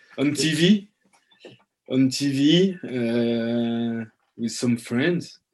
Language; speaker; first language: English; early bilingual, heritage; French